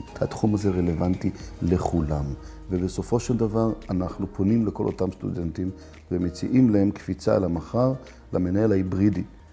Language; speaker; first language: Hebrew; native; Hebrew